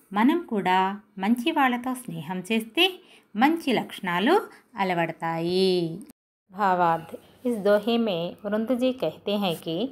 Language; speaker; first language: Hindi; non-native, local second language; Telugu